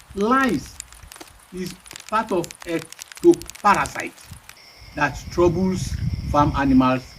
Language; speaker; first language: English; non-native, local second language; Yoruba